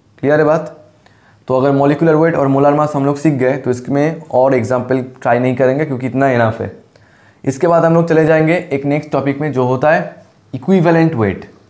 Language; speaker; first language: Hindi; non-native, local second language; Bangla